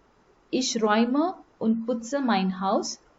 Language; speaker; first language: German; non-native, learner; Marathi